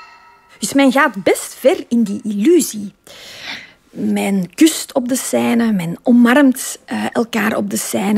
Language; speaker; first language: Dutch; native; Dutch